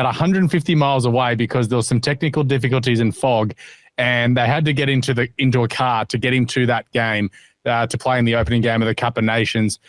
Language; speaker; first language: English; native; English